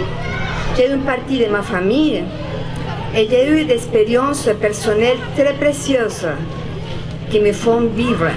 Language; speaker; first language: French; non-native, fluent; Spanish